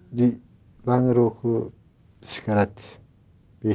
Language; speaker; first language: Dutch; non-native, learner; Turkish